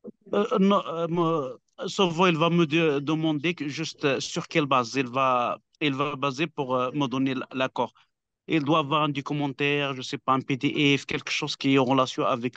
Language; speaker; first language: French; non-native, fluent; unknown